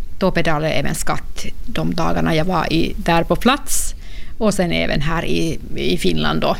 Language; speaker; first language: Swedish; non-native, local second language; Finnish